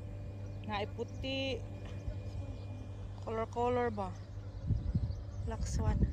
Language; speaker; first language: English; non-native, local second language; Cebuano